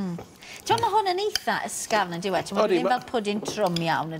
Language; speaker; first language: Welsh; native; Welsh